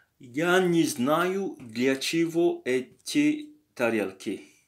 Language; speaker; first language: Russian; non-native, learner; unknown